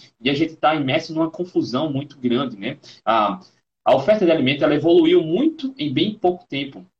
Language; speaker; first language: Portuguese; native; Portuguese